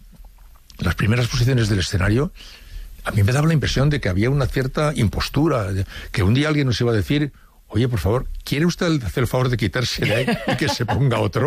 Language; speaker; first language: Spanish; native; Spanish